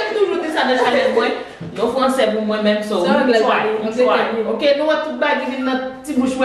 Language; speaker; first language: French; non-native, learner; Haitian Creole